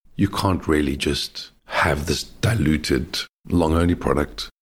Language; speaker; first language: English; native; English